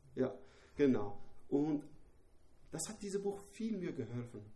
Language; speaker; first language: German; non-native, learner; Persian